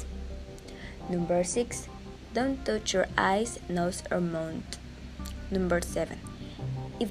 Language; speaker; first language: English; non-native, learner; Spanish